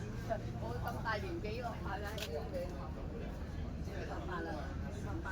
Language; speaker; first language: Cantonese; native; Cantonese